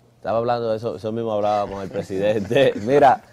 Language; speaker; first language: Spanish; native; Spanish